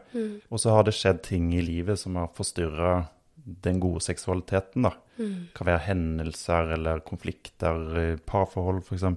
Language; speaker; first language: Norwegian; native; Norwegian